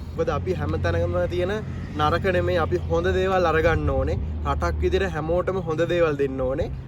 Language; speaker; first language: Sinhala; native; Sinhala